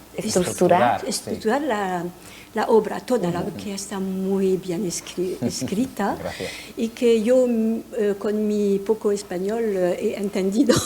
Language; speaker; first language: Spanish; non-native, fluent; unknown